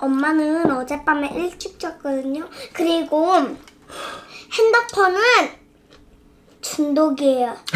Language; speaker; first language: Korean; early bilingual, other home language; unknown